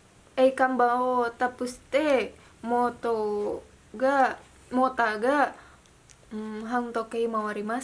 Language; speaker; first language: Japanese; non-native, learner; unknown